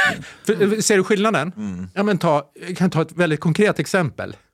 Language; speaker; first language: Swedish; native; Swedish